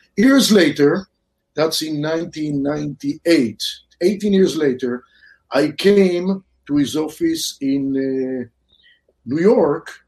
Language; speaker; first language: English; non-native, fluent; Hebrew